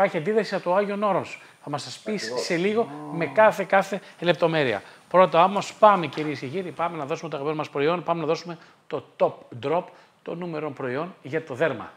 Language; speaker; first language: Greek; native; Greek